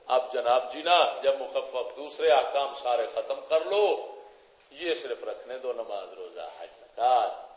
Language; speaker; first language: Urdu; non-native, local second language; Punjabi